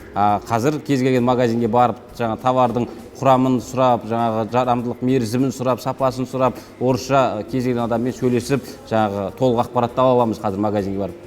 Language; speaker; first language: Kazakh; early bilingual, heritage; Kazakh